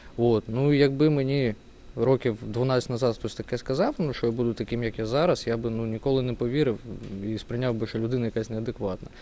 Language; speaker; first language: Ukrainian; non-native, local second language; Russian